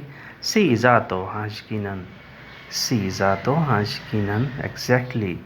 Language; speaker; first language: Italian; non-native, learner; Urdu